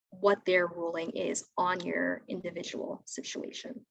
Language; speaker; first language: English; native; English